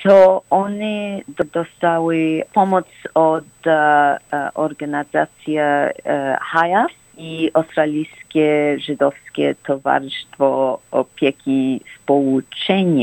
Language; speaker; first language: Polish; early bilingual, heritage; Polish